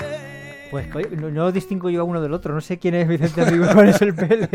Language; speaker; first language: Spanish; native; Spanish